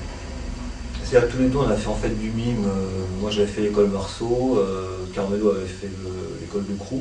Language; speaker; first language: French; native; French